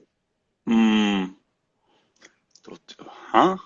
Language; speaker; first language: Japanese; non-native, learner; English